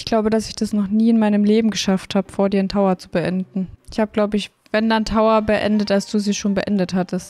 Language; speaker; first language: German; native; German